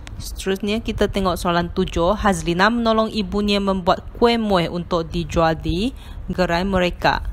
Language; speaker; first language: Malay; native; Malay